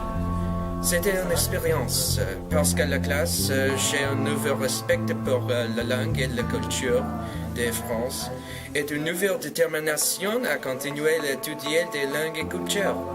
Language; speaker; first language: French; non-native, learner; English